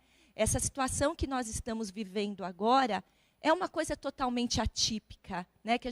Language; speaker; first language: Portuguese; native; Portuguese